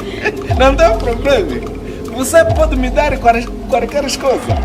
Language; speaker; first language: Portuguese; non-native, learner; Kinyarwanda